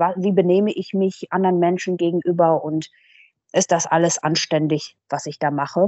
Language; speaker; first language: German; early bilingual, other home language; Persian